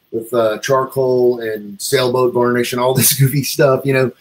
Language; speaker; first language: English; native; English